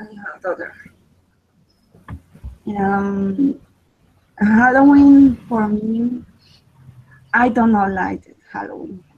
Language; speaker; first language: English; non-native, learner; Spanish